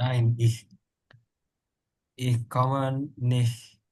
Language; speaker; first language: German; non-native, learner; Indonesian